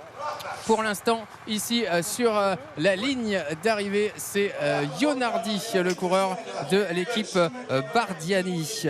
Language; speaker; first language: French; native; French